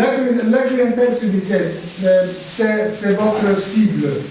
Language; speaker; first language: French; non-native, learner; Italian